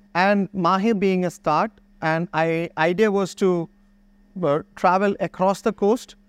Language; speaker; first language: English; non-native, local second language; Malayalam